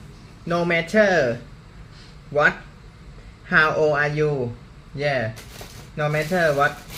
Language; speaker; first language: English; non-native, learner; Thai